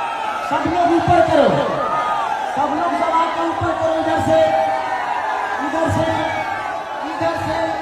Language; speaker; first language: Hindi; non-native, local second language; Bhojpuri